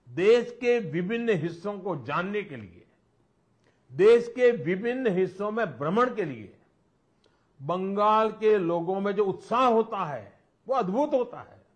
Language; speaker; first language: Hindi; non-native, local second language; Gujarati